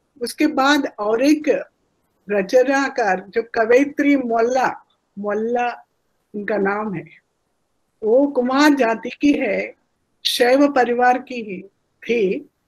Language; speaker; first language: Hindi; non-native, local second language; Telugu